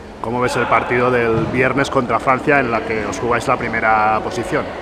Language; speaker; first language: Spanish; native; Spanish